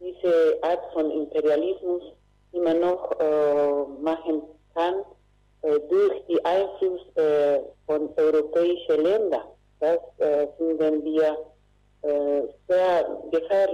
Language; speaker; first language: German; non-native, fluent; Spanish